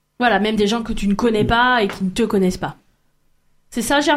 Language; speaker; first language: French; native; French